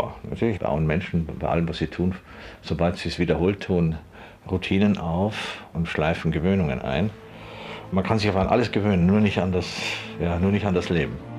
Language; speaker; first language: German; native; German